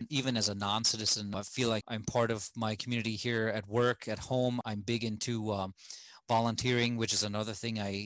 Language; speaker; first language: English; non-native, fluent; German